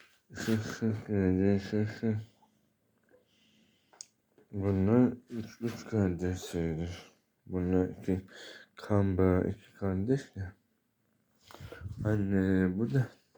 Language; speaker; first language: Turkish; native; Turkish